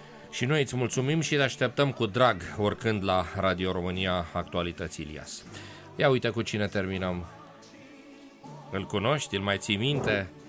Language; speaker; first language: Romanian; native; Romanian